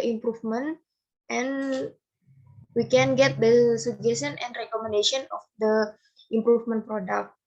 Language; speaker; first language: English; non-native, learner; Indonesian